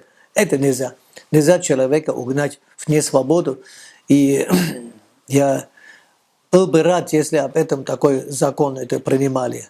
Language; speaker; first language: Russian; non-native, fluent; German